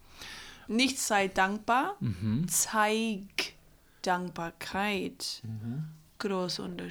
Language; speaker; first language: German; non-native, fluent; English